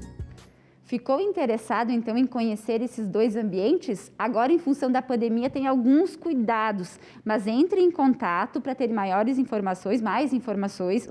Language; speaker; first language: Portuguese; native; Portuguese